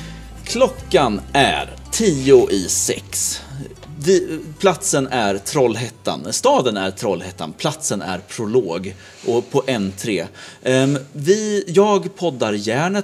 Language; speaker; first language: Swedish; native; Swedish